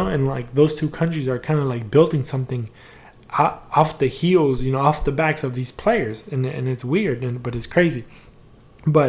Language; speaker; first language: English; early bilingual, other home language; Spanish